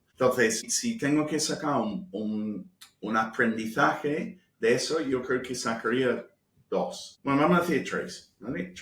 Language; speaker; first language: Spanish; non-native, fluent; English